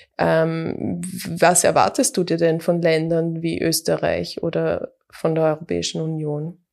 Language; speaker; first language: German; native; German